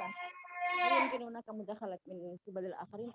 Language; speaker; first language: Arabic; non-native, fluent; Indonesian